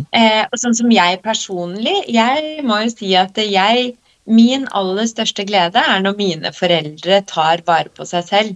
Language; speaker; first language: Norwegian; early bilingual, other home language; Polish